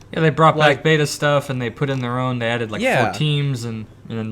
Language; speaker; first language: English; native; English